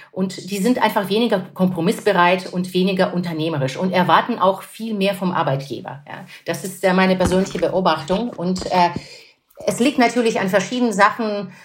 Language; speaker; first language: German; non-native, fluent; Russian